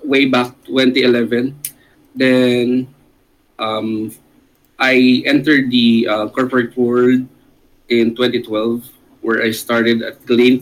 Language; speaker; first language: English; non-native, local second language; Filipino